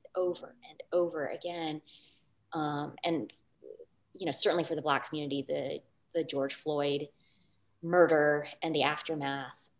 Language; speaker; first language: English; native; English